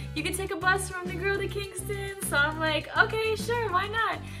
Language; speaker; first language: English; early bilingual, other home language; Japanese